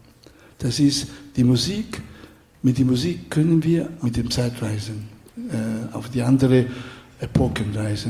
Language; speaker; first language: German; non-native, fluent; Spanish